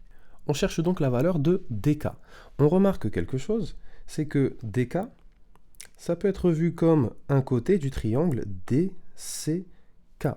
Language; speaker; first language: French; native; French